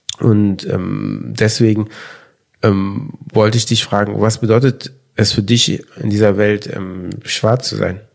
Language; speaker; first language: German; early bilingual, other home language; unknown